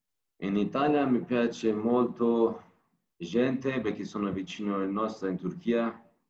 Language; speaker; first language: Italian; non-native, learner; Turkish